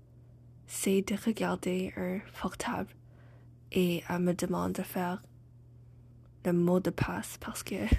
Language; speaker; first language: French; non-native, learner; English